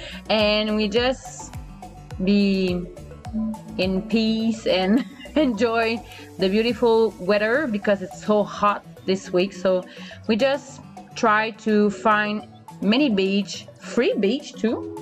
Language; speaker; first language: English; non-native, learner; French